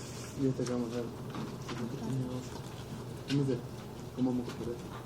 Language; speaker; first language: Spanish; native; Spanish